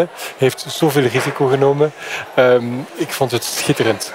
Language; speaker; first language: Dutch; non-native, fluent; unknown